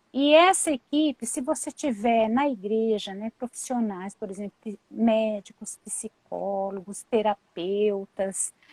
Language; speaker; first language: Portuguese; native; Portuguese